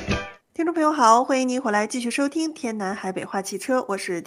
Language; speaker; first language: Chinese; native; Chinese